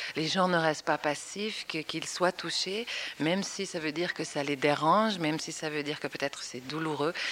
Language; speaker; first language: French; native; French